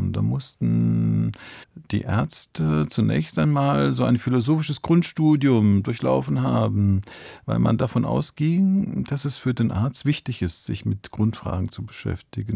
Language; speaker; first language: German; early bilingual, other home language; Italian